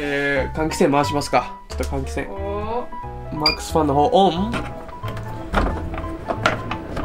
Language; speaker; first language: Japanese; native; Japanese